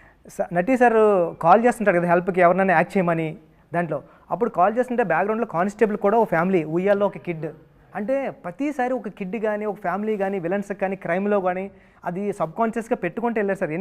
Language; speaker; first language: Telugu; native; Telugu